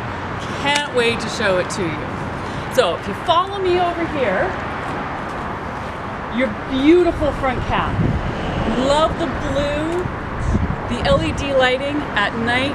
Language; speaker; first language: English; native; English